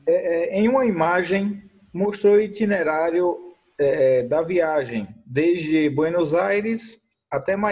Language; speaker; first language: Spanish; non-native, learner; Portuguese